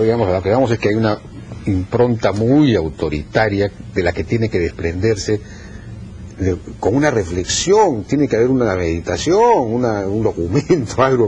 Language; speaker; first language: Spanish; native; Spanish